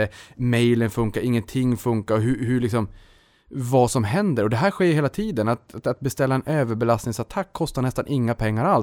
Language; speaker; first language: Swedish; native; Swedish